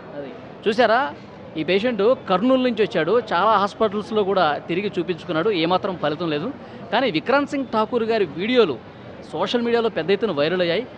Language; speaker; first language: Telugu; native; Telugu